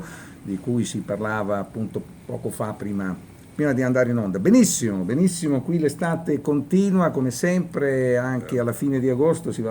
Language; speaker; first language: Italian; native; Italian